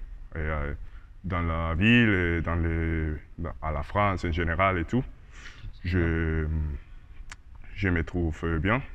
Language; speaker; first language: French; non-native, learner; Spanish